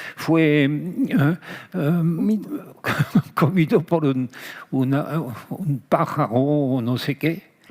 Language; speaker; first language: Spanish; non-native, fluent; French